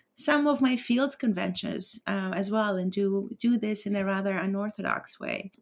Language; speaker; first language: English; non-native, fluent; Greek